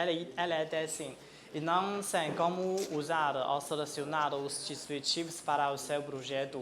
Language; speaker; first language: Portuguese; non-native, fluent; Chinese